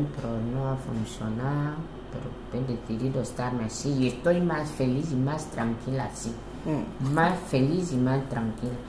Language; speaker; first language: Spanish; non-native, local second language; Fang